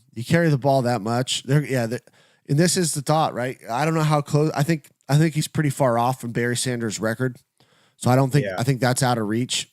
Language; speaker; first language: English; native; English